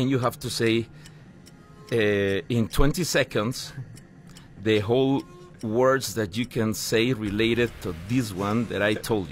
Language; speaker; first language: English; non-native, fluent; Spanish